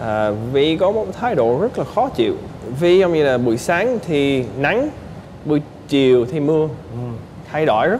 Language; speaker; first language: Vietnamese; non-native, fluent; English